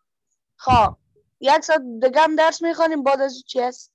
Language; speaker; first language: Turkish; non-native, learner; Persian